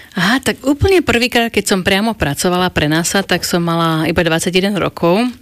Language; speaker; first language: Slovak; native; Slovak